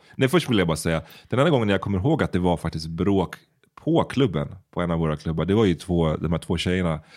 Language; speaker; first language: Swedish; early bilingual, other home language; Bosnian